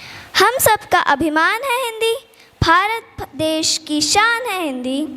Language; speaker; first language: Hindi; native; Hindi